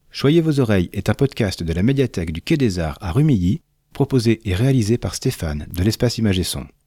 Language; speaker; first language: French; native; French